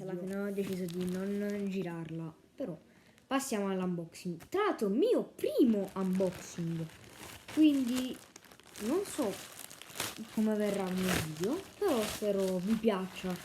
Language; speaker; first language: Italian; native; Italian